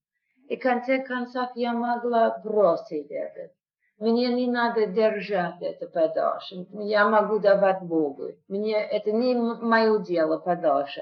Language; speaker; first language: Russian; non-native, fluent; English